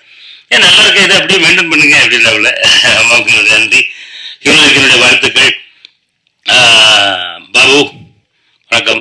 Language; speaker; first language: Tamil; native; Tamil